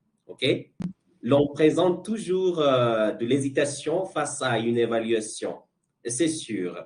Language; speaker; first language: French; non-native, fluent; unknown